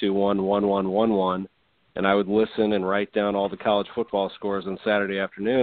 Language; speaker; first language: English; native; English